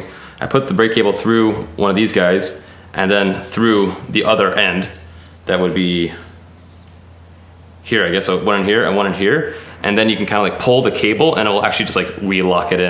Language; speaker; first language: English; native; English